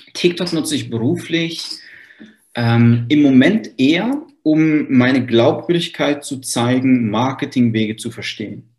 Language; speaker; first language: German; native; German